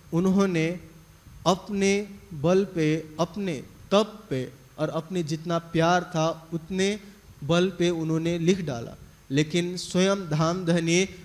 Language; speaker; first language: Hindi; native; Hindi